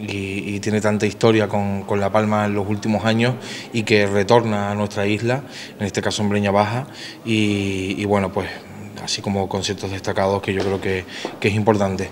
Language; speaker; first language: Spanish; native; Spanish